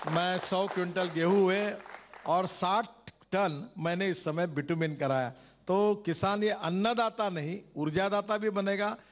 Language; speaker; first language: Hindi; non-native, local second language; Marathi